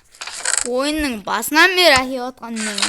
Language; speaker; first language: Kazakh; native; Kazakh